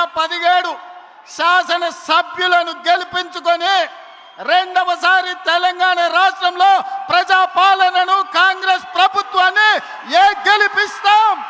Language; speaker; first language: Telugu; native; Telugu